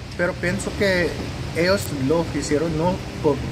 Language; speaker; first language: Spanish; non-native, fluent; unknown